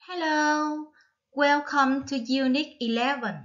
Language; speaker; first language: English; non-native, fluent; Vietnamese